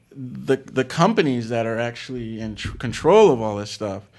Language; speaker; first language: English; native; English